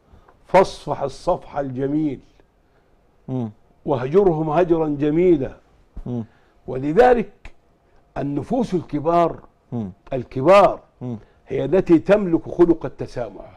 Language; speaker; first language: Arabic; native; Arabic